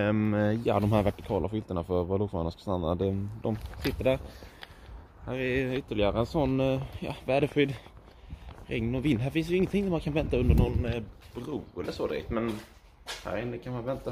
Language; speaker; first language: Swedish; native; Swedish